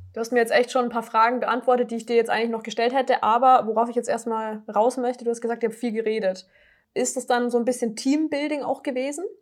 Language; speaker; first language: German; native; German